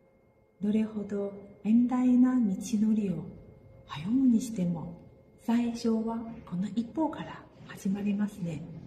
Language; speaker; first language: Japanese; non-native, fluent; Chinese